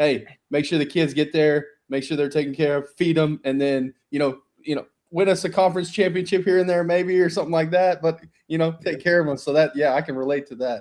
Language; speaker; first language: English; native; English